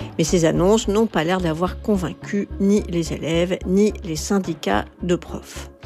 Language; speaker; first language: French; native; French